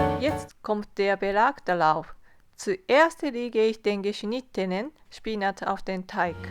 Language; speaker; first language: German; non-native, fluent; Japanese